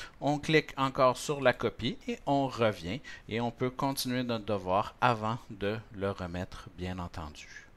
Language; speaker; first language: French; native; French